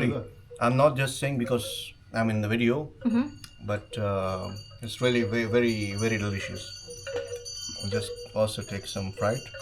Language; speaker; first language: English; non-native, local second language; Urdu